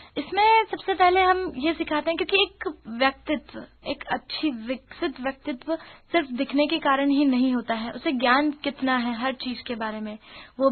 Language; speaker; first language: Hindi; native; Hindi